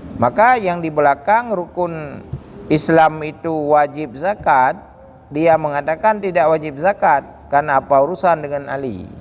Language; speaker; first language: Malay; non-native, local second language; Achinese